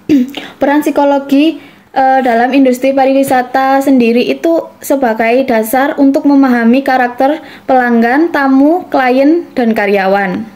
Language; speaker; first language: Indonesian; native; Indonesian